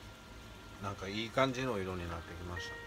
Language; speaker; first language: Japanese; native; Japanese